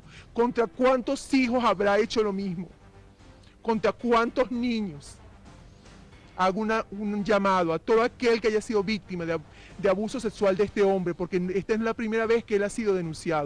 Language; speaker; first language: Spanish; native; Spanish